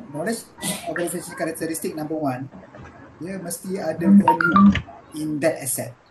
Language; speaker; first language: English; non-native, local second language; Malay